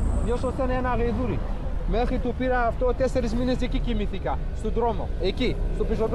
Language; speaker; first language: Greek; non-native, learner; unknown